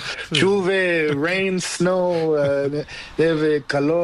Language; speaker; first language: Spanish; non-native, learner; Portuguese